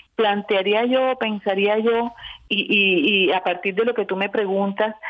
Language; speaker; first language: Spanish; native; Spanish